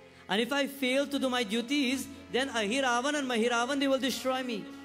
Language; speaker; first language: English; native; English